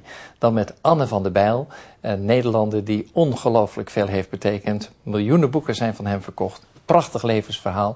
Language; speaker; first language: Dutch; native; Dutch